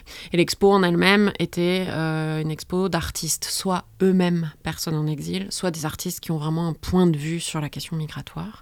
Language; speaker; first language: French; native; French